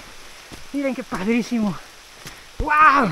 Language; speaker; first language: Spanish; native; Spanish